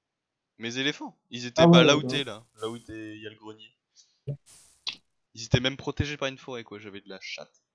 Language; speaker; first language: French; native; French